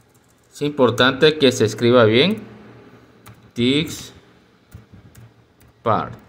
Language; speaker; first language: Spanish; native; Spanish